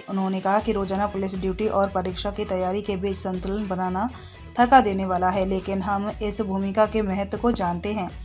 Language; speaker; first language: Hindi; native; Hindi